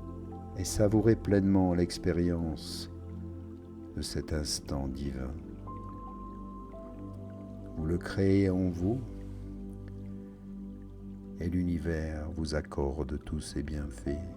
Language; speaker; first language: French; native; French